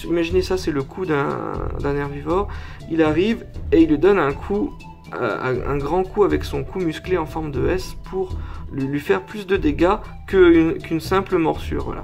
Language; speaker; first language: French; native; French